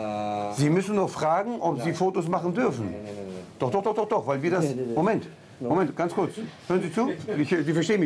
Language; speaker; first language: German; native; German